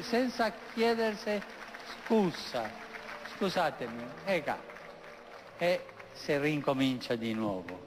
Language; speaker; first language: Italian; non-native, fluent; Spanish